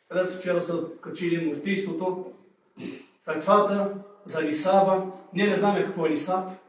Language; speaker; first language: Bulgarian; native; Bulgarian